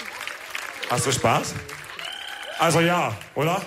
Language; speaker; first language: German; early bilingual, other home language; Wolof